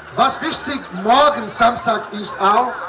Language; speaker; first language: German; non-native, learner; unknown